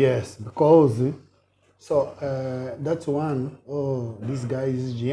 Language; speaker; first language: English; non-native, learner; Portuguese